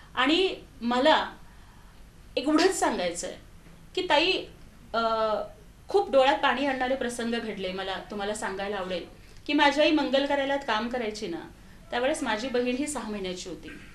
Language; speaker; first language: Marathi; non-native, local second language; Telugu